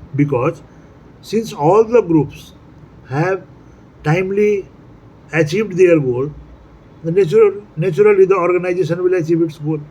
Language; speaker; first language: English; non-native, local second language; Nepali